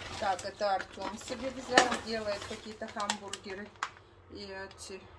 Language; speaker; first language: Russian; native; Russian